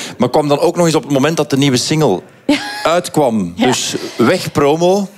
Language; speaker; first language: Dutch; native; Dutch